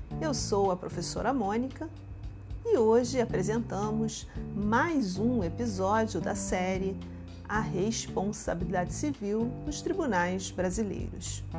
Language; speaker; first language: Portuguese; native; Portuguese